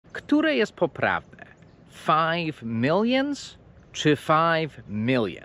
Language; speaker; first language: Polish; non-native, fluent; English